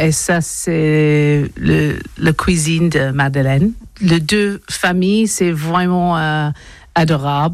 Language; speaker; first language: French; non-native, learner; English